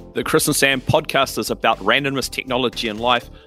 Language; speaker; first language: English; native; English